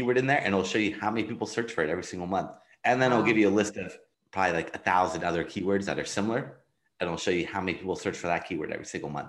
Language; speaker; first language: English; native; English